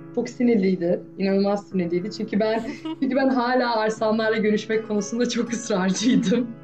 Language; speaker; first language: Turkish; native; Turkish